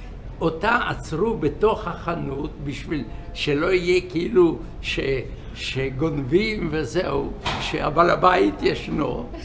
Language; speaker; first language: Hebrew; non-native, fluent; Yiddish